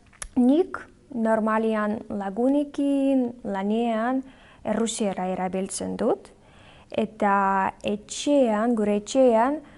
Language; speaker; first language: Basque; non-native, learner; Belarusian